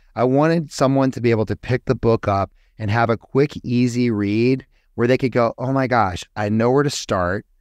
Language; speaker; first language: English; native; English